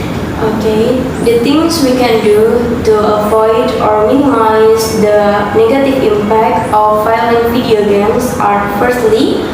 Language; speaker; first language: English; non-native, learner; Indonesian